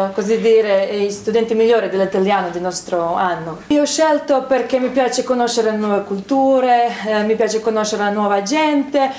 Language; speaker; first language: Italian; non-native, learner; Bosnian